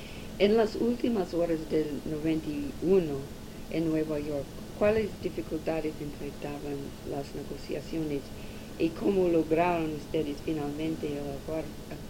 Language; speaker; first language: Spanish; non-native, learner; English